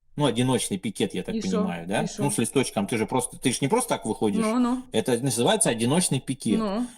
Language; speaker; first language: Russian; native; Russian